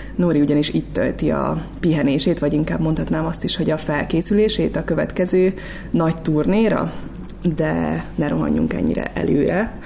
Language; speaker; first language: Hungarian; native; Hungarian